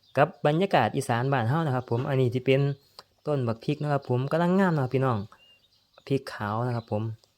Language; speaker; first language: Thai; native; Thai